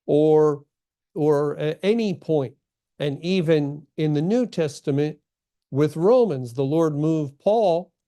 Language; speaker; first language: English; native; English